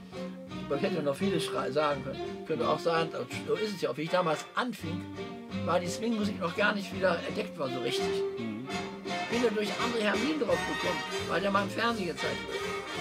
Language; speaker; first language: German; native; German